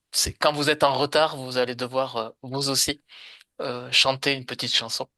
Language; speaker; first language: French; native; French